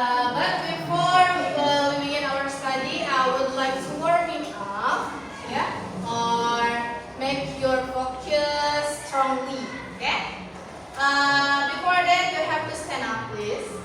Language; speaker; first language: English; non-native, learner; Indonesian